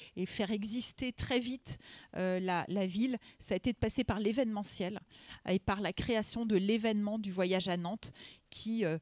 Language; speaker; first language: French; native; French